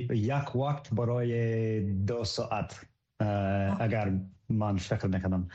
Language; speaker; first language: Persian; non-native, learner; English